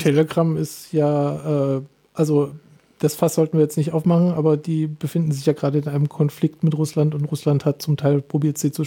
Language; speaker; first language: German; native; German